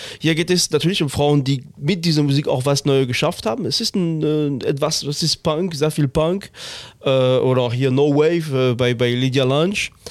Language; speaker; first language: German; non-native, fluent; French